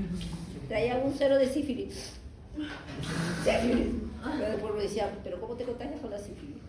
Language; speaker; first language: Spanish; native; Spanish